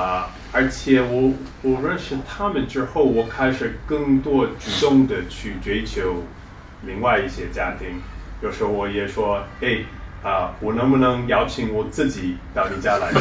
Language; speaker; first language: Chinese; non-native, fluent; English